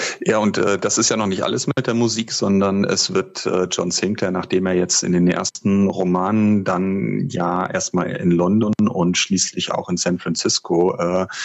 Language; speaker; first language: German; native; German